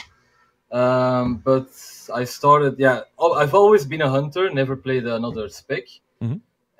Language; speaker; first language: English; non-native, fluent; Dutch